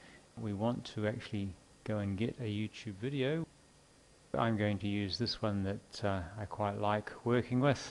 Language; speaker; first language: English; native; English